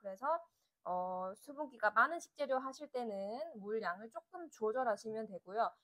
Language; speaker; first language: Korean; native; Korean